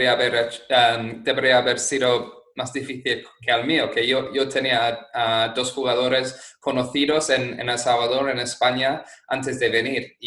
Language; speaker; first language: Spanish; non-native, fluent; English